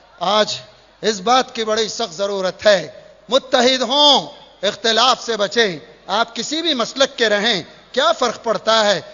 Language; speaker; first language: Urdu; native; Urdu